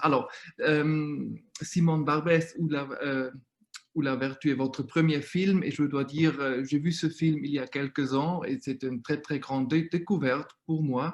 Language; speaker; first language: French; non-native, fluent; German